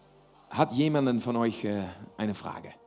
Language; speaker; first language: German; non-native, learner; Dutch